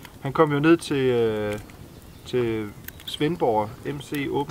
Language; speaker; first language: Danish; native; Danish